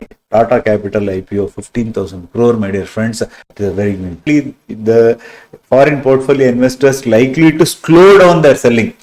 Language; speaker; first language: English; non-native, local second language; Tamil